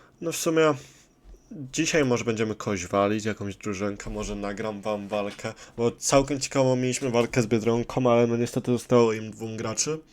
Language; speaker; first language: Polish; native; Polish